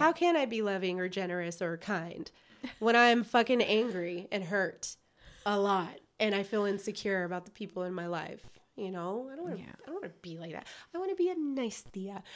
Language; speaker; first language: English; early bilingual, other home language; Spanish